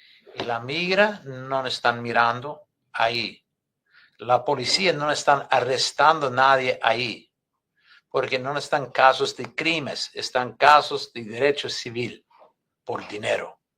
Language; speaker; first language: Spanish; non-native, fluent; English